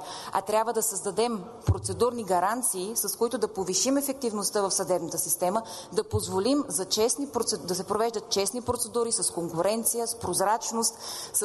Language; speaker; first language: Bulgarian; native; Bulgarian